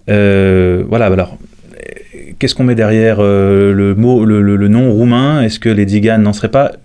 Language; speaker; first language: French; native; French